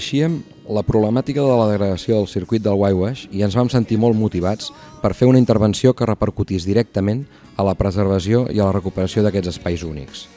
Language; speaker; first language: Catalan; native; Catalan